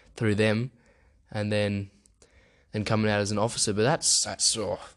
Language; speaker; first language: English; early bilingual, other home language; German